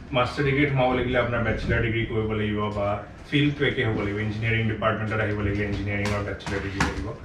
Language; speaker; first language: Assamese; native; Assamese